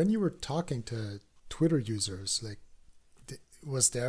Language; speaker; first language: English; non-native, fluent; French